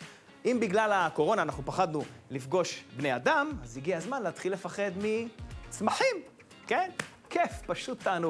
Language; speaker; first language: Hebrew; native; Hebrew